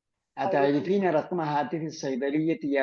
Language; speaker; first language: Arabic; non-native, fluent; Malayalam